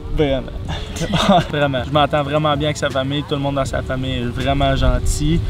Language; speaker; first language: French; native; French